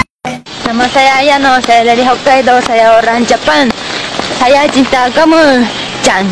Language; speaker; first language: Indonesian; non-native, learner; Japanese